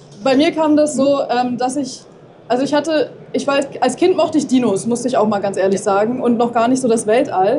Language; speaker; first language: German; native; German